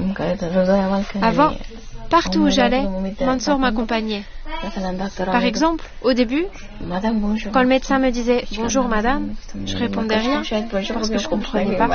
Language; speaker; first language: French; non-native, fluent; Persian